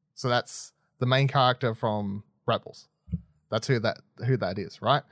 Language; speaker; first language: English; native; English